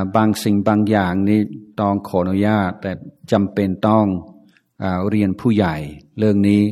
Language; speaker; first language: Thai; non-native, fluent; English